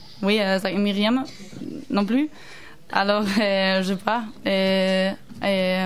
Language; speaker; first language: French; non-native, learner; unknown